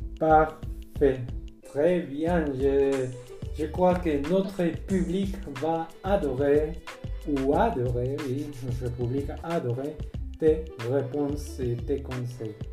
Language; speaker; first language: French; non-native, learner; Spanish